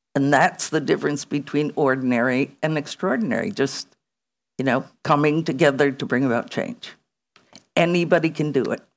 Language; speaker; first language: English; native; English